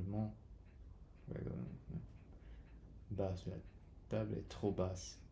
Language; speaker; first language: French; non-native, learner; English